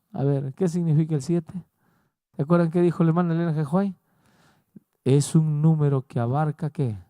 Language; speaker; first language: Spanish; native; Spanish